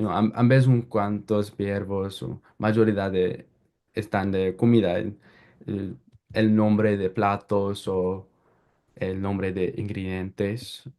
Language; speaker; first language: Spanish; non-native, learner; English